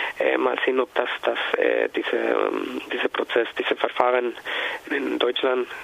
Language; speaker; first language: German; non-native, learner; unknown